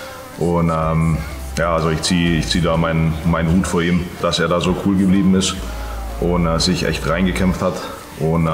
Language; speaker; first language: German; native; German